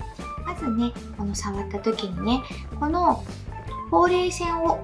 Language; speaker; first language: Japanese; native; Japanese